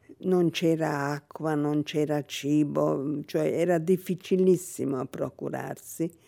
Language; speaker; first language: Italian; non-native, fluent; Hungarian